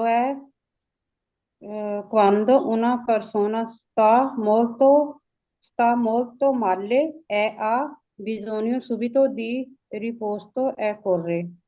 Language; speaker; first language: Italian; non-native, learner; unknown